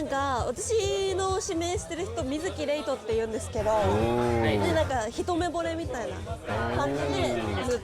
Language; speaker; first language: Japanese; native; Japanese